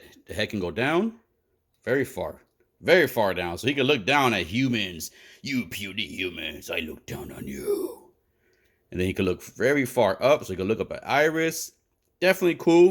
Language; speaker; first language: English; native; English